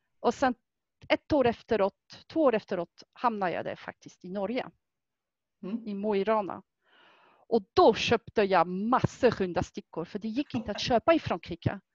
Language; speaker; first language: Swedish; non-native, fluent; French